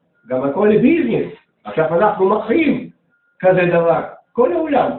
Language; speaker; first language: Hebrew; non-native, learner; Russian